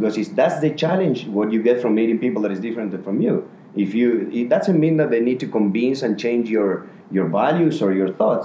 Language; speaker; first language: English; non-native, fluent; Spanish